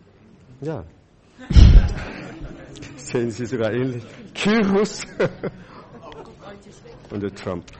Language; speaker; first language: German; non-native, fluent; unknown